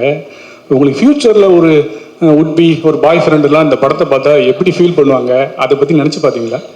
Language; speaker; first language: Tamil; native; Tamil